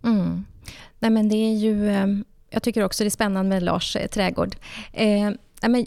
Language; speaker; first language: Swedish; native; Swedish